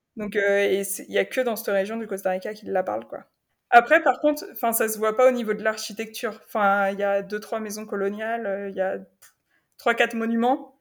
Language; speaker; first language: French; native; French